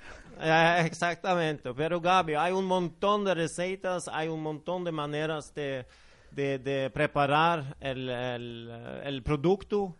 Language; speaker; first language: Spanish; non-native, fluent; Norwegian